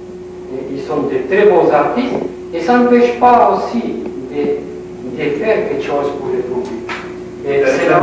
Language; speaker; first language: French; non-native, learner; Spanish